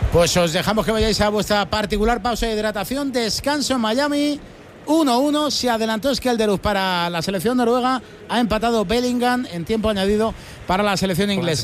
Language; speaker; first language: Spanish; native; Spanish